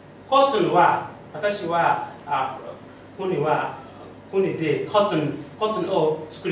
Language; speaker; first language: Japanese; non-native, learner; Mossi